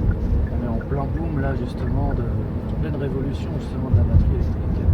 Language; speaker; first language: French; native; French